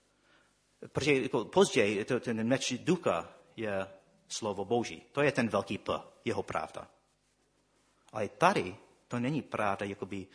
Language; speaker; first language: Czech; non-native, fluent; English